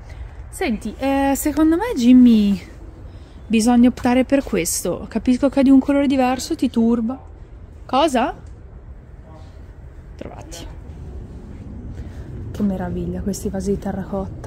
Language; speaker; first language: Italian; native; Italian